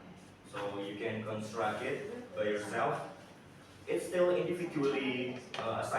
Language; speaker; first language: English; non-native, learner; Indonesian